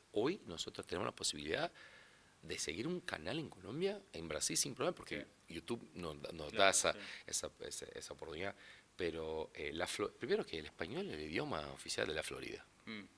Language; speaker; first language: Spanish; non-native, fluent; Portuguese